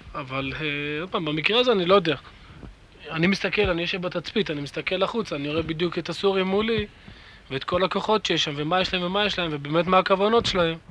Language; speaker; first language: Hebrew; native; Hebrew